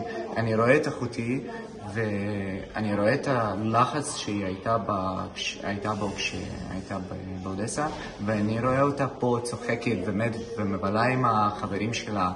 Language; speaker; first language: Hebrew; non-native, fluent; Russian